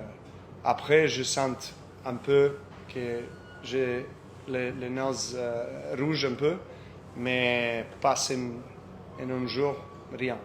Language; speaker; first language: French; non-native, fluent; Serbian